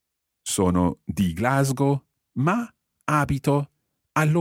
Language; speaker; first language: Italian; non-native, fluent; English